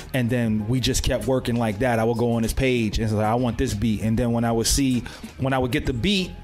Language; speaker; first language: English; native; English